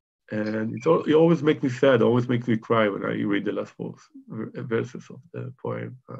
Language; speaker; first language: English; non-native, fluent; Hebrew